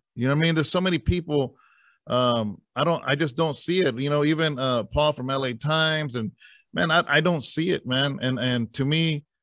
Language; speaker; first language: English; native; English